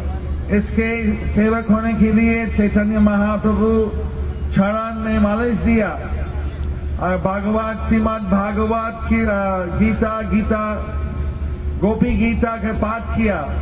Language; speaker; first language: Hindi; non-native, learner; English